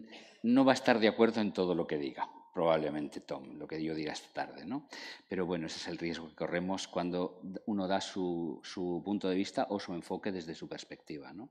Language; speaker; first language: Spanish; native; Spanish